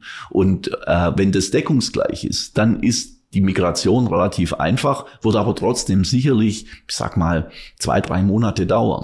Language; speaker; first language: German; native; German